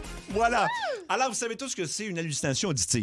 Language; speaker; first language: French; native; French